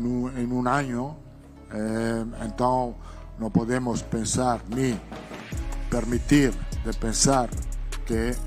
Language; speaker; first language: Portuguese; non-native, learner; Italian